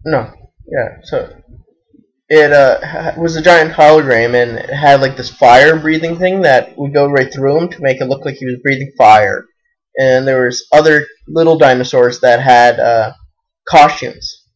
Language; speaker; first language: English; native; English